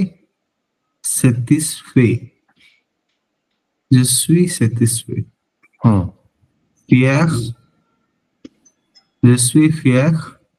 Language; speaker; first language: French; non-native, learner; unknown